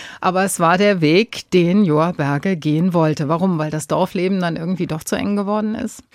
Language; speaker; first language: German; native; German